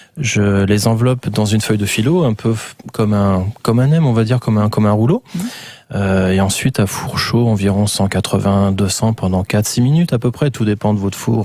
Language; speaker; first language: French; native; French